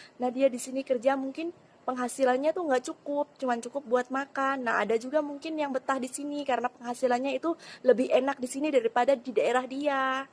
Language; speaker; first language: Indonesian; non-native, local second language; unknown